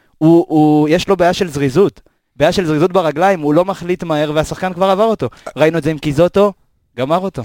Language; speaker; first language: Hebrew; native; Hebrew